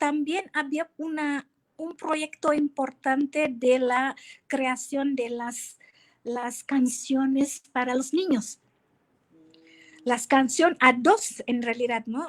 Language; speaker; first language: Spanish; non-native, fluent; Indonesian